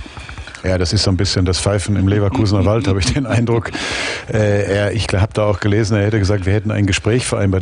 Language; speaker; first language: German; native; German